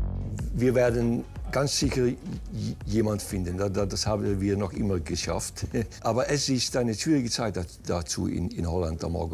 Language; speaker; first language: German; non-native, fluent; Dutch